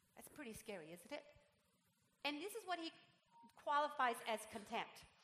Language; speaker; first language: English; non-native, fluent; Spanish